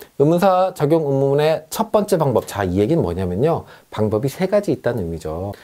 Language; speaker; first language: Korean; native; Korean